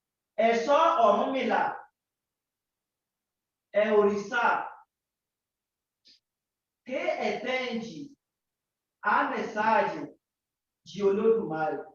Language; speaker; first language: Portuguese; non-native, learner; Yoruba